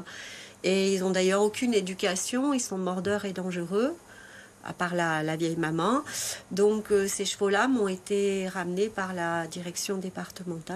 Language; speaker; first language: French; native; French